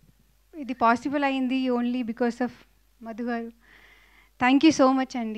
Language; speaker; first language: Telugu; non-native, fluent; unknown